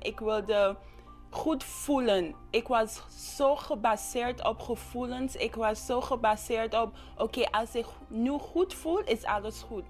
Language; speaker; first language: Dutch; non-native, local second language; English